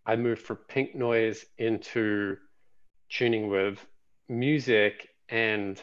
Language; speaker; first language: English; native; English